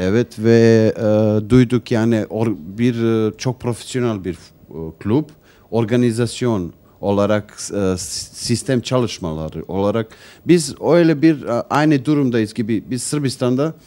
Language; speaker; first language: Turkish; non-native, learner; Serbian